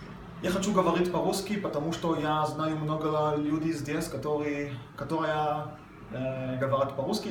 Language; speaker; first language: Russian; non-native, learner; Hebrew